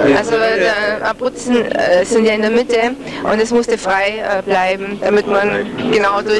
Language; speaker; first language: German; early bilingual, other home language; Italian